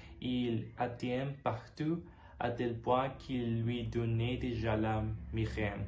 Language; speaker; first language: French; non-native, learner; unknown